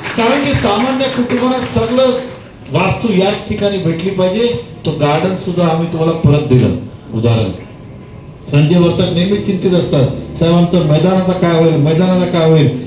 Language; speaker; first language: Marathi; non-native, local second language; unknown